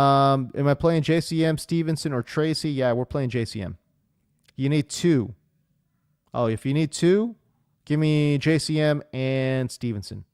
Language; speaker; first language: English; native; English